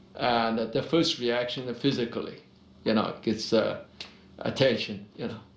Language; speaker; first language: English; non-native, fluent; Chinese